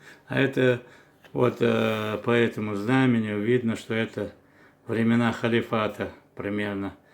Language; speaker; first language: Russian; non-native, local second language; Chechen